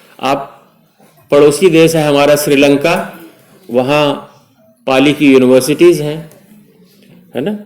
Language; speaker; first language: Hindi; native; Hindi